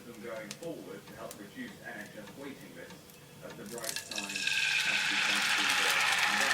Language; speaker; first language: English; native; English